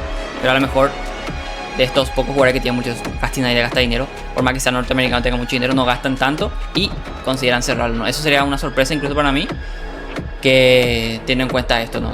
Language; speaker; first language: Spanish; native; Spanish